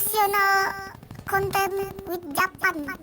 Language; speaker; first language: English; non-native, learner; Indonesian